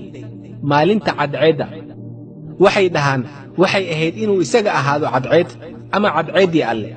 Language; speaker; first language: Somali; native; Somali